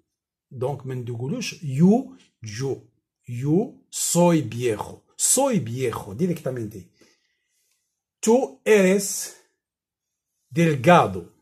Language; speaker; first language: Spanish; non-native, fluent; Arabic